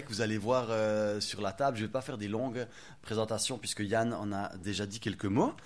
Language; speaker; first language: French; native; French